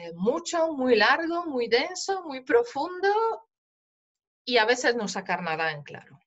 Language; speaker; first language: Spanish; non-native, fluent; Polish